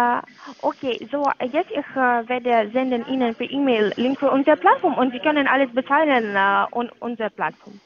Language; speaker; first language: German; non-native, learner; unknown